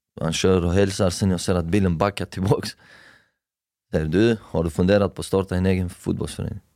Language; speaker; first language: Swedish; early bilingual, other home language; Persian